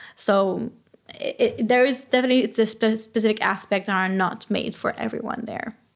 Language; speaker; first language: English; non-native, fluent; French